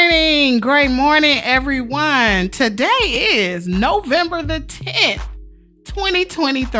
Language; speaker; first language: English; native; English